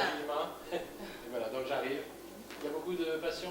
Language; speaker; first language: French; native; French